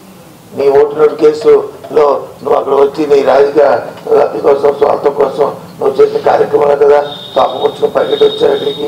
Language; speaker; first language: Telugu; native; Telugu